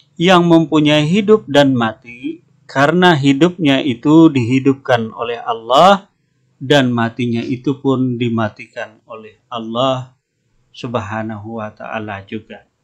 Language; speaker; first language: Indonesian; non-native, local second language; Banjar